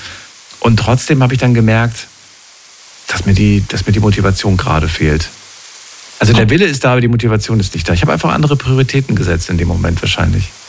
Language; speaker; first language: German; native; German